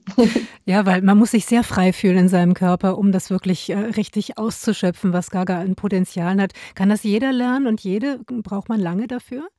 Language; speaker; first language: German; native; German